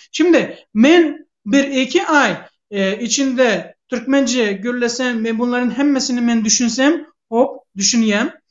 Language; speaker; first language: Turkish; native; Turkish